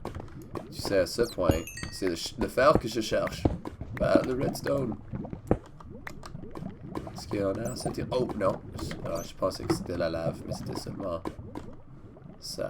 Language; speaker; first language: French; non-native, learner; English